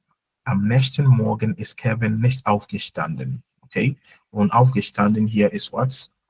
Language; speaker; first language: German; non-native, fluent; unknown